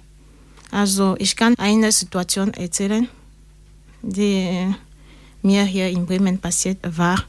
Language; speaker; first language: German; non-native, learner; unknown